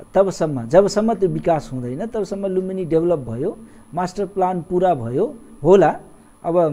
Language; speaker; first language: Nepali; non-native, local second language; Awadhi